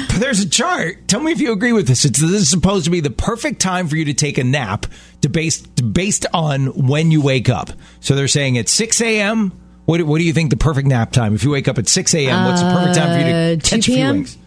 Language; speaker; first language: English; native; English